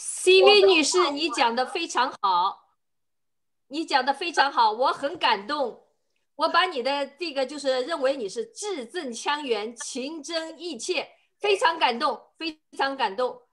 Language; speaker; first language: Chinese; native; Chinese